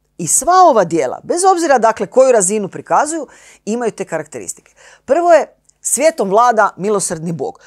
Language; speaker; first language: Croatian; native; Croatian